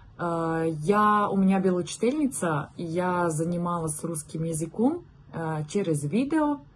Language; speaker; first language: Russian; non-native, fluent; Serbian